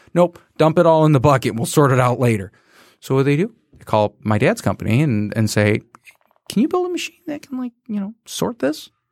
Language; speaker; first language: English; native; English